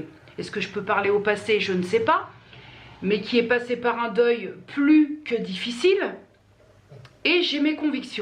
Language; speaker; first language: French; native; French